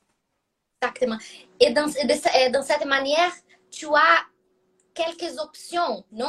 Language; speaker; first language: French; non-native, fluent; Portuguese